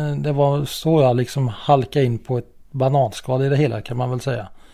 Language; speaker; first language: Swedish; native; Swedish